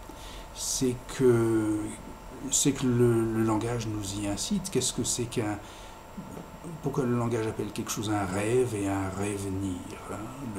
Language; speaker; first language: French; native; French